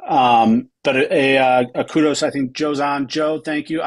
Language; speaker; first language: English; native; English